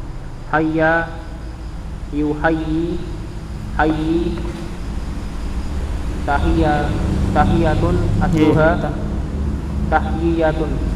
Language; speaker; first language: Arabic; non-native, learner; Indonesian